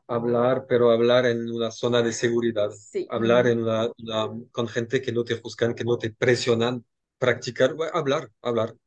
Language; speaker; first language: Spanish; non-native, fluent; French